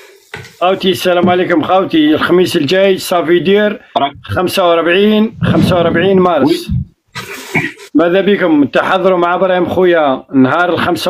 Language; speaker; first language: Arabic; native; Arabic